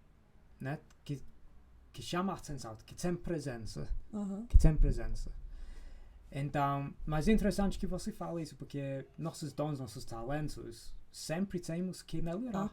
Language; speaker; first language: Portuguese; non-native, fluent; English